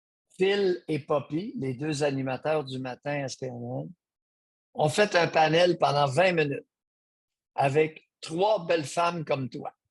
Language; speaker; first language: French; native; French